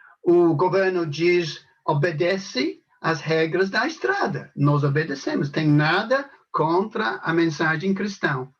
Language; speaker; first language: Portuguese; non-native, fluent; English